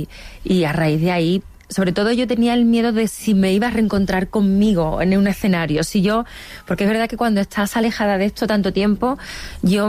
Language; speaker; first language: Spanish; native; Spanish